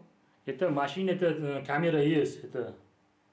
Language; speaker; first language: Russian; non-native, learner; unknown